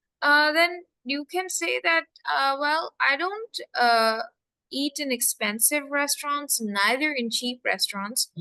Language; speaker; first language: English; non-native, fluent; Urdu